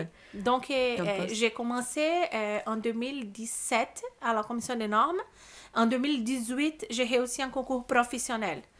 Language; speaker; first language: French; non-native, learner; Portuguese